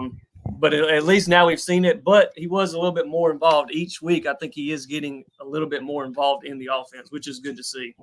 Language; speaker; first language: English; native; English